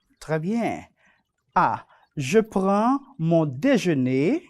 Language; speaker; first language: French; non-native, fluent; Spanish